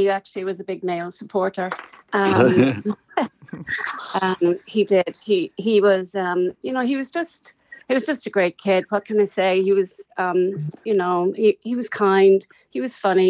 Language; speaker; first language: English; native; English